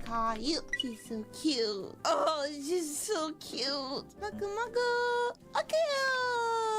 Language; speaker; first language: English; non-native, fluent; Italian